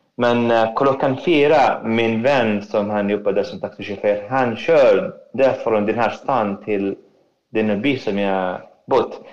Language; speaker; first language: Swedish; non-native, fluent; Arabic